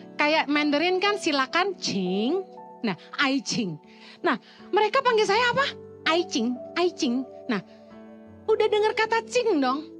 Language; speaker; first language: Indonesian; native; Indonesian